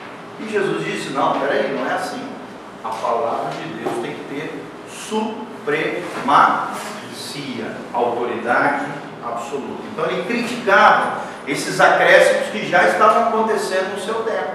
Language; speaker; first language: Portuguese; native; Portuguese